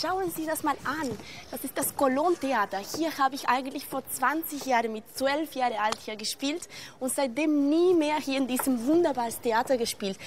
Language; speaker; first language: German; non-native, fluent; Spanish